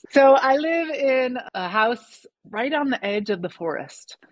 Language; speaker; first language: English; native; English